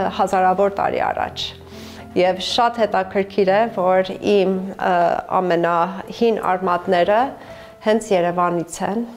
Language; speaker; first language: Armenian; early bilingual, heritage; Armenian